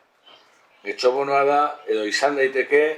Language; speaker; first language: Basque; native; Basque